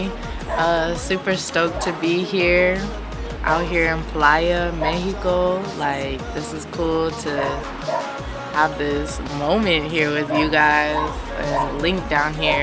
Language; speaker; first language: English; native; English